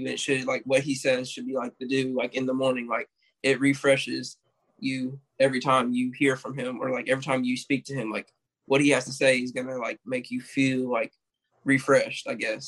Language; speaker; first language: English; native; English